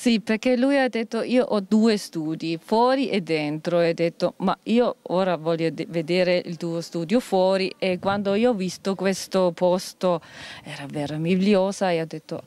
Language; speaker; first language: Italian; non-native, fluent; German